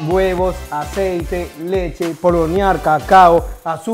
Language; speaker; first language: Spanish; native; Spanish